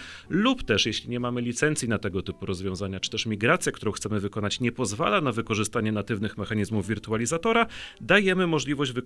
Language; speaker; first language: Polish; native; Polish